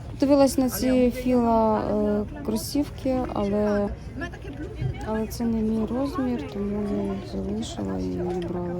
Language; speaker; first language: Ukrainian; non-native, local second language; Russian